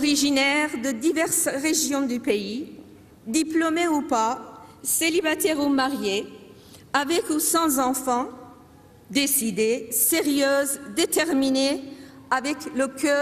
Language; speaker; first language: French; non-native, fluent; Persian